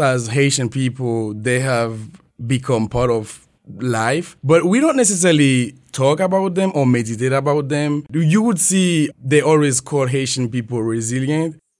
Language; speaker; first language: English; non-native, fluent; French